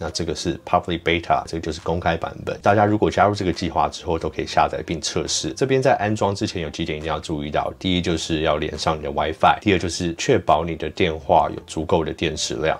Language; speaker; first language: Chinese; native; Chinese